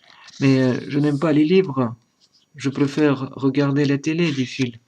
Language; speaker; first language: French; non-native, learner; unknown